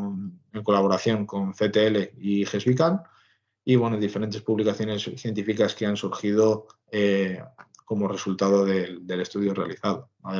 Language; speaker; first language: Spanish; native; Spanish